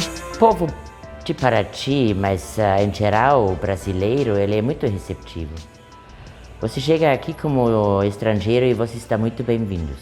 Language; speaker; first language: Portuguese; non-native, fluent; German